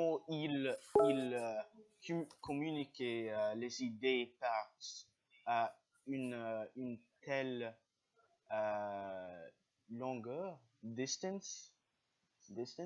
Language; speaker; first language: French; non-native, learner; English